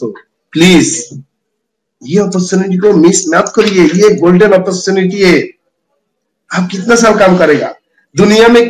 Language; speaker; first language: Hindi; non-native, fluent; Bangla